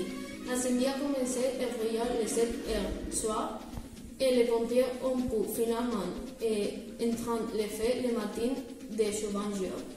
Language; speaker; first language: French; non-native, learner; Spanish